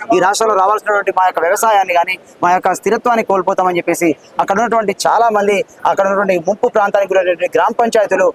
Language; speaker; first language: Telugu; non-native, local second language; Lambadi